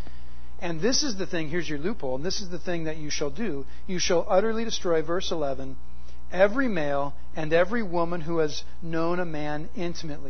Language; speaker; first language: English; native; English